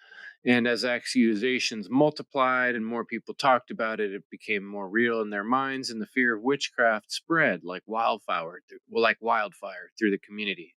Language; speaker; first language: English; native; English